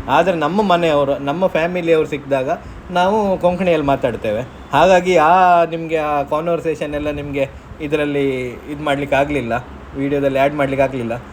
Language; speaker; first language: Kannada; non-native, local second language; Konkani